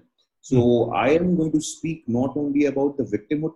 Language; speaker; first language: English; non-native, local second language; Hindi